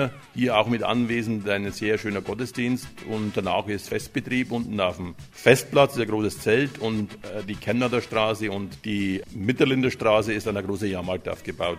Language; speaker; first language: German; native; German